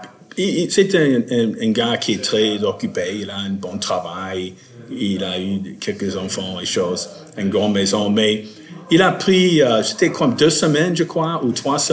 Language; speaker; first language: French; non-native, fluent; English